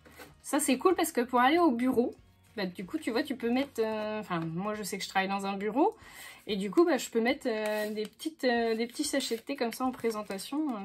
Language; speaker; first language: French; native; French